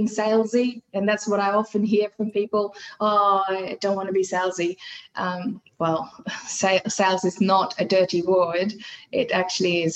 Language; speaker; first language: English; non-native, fluent; Hindi